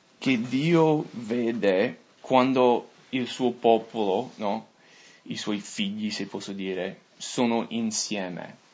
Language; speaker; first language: Italian; non-native, fluent; English